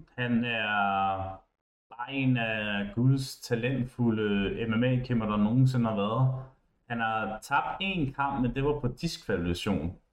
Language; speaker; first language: Danish; native; Danish